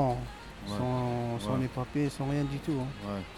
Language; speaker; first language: French; non-native, local second language; Arabic